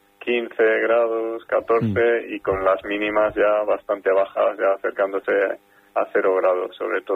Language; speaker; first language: Spanish; native; Spanish